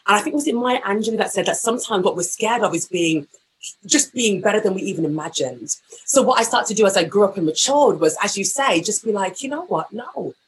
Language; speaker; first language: English; native; English